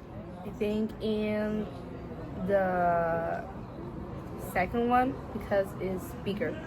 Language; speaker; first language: English; non-native, learner; Spanish